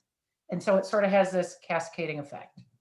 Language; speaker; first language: English; native; English